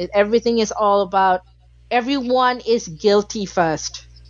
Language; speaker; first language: English; non-native, local second language; Bangla